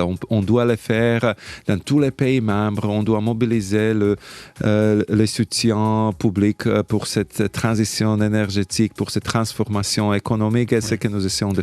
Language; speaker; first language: French; non-native, fluent; Slovak